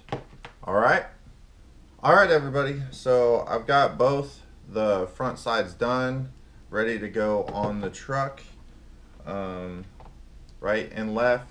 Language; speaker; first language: English; native; English